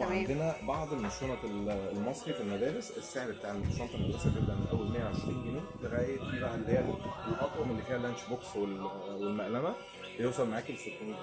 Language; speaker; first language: Arabic; native; Arabic